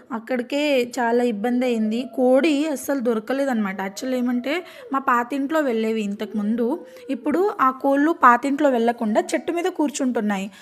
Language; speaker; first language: Telugu; native; Telugu